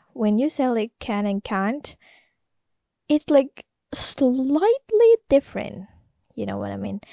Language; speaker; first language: English; non-native, learner; Indonesian